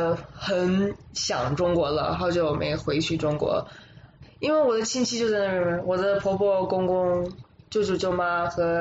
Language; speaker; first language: Chinese; early bilingual, other home language; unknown